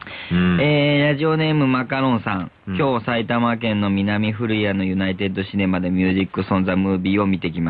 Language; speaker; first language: Japanese; native; Japanese